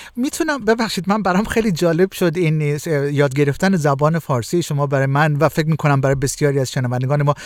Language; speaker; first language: Persian; native; Persian